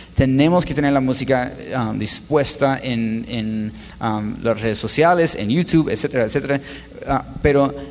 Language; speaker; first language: Spanish; non-native, fluent; English